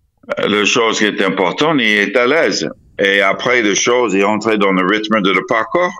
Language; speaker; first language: French; non-native, fluent; English